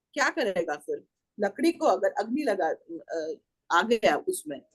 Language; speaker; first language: Hindi; non-native, local second language; Marathi